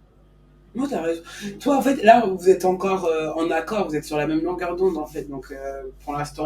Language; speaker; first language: French; native; French